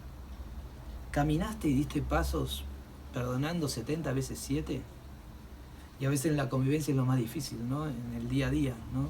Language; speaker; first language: Spanish; native; Spanish